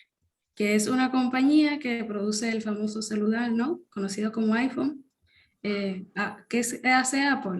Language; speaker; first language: Spanish; native; Spanish